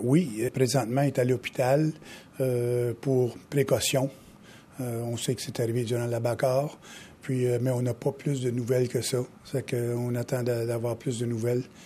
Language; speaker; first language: French; native; French